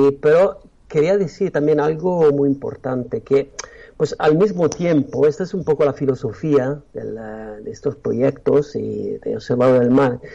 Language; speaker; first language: Spanish; non-native, fluent; Italian